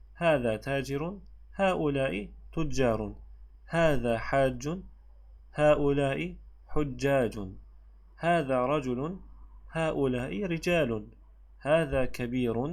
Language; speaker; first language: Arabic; non-native, fluent; Turkish